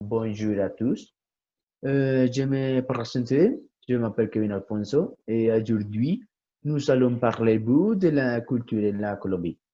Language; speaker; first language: French; non-native, learner; Spanish